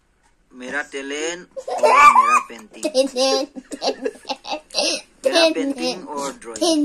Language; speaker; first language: Hindi; non-native, local second language; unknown